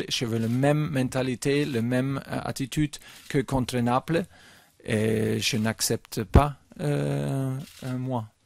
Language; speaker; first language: French; non-native, fluent; German